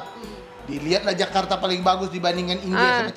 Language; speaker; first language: Indonesian; native; Indonesian